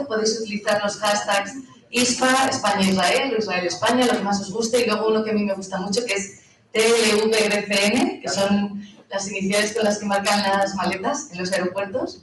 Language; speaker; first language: Spanish; native; Spanish